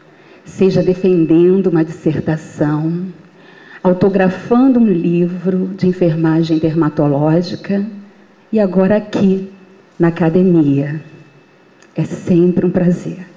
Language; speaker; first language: Portuguese; native; Portuguese